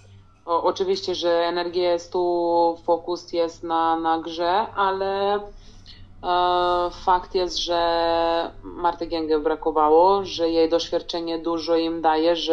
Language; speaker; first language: Polish; non-native, fluent; Serbian